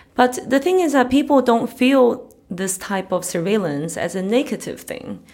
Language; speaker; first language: English; early bilingual, other home language; Chinese